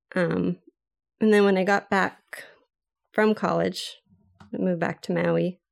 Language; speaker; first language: English; native; English